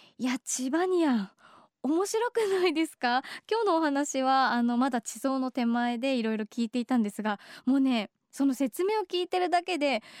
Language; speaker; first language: Japanese; native; Japanese